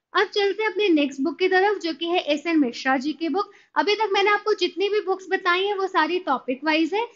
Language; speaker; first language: Hindi; native; Hindi